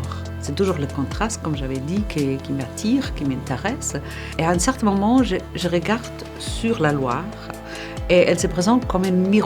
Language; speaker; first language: French; non-native, fluent; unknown